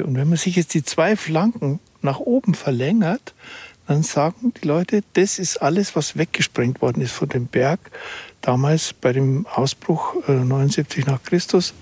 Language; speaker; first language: German; native; German